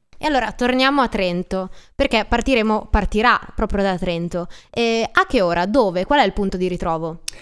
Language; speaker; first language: Italian; native; Italian